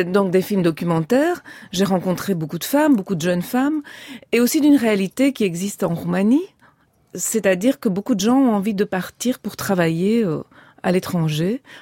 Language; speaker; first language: French; early bilingual, other home language; Romanian